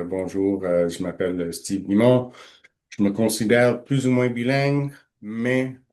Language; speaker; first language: French; non-native, local second language; English